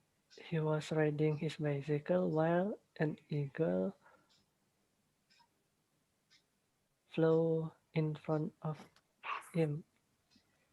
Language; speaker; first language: English; non-native, learner; Indonesian